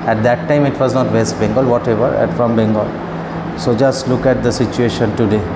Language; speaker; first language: English; non-native, local second language; Bangla